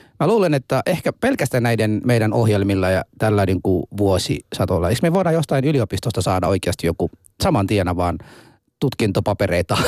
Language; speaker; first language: Finnish; non-native, fluent; Arabic